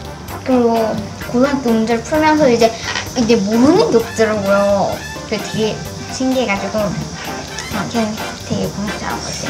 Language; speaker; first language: Korean; native; Korean